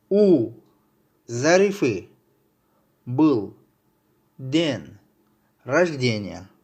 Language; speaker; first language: Russian; non-native, fluent; Tajik